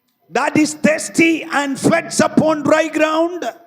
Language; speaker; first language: English; non-native, local second language; Malayalam